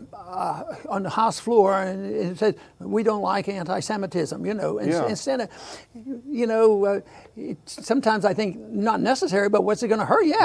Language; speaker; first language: English; native; English